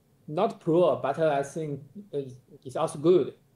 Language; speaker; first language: English; non-native, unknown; Chinese